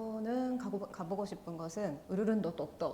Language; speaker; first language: Korean; non-native, fluent; Japanese